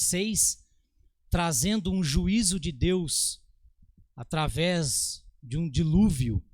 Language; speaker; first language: Portuguese; native; Portuguese